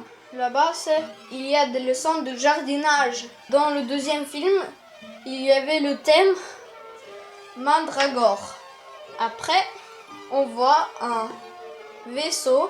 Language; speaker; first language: French; non-native, learner; Russian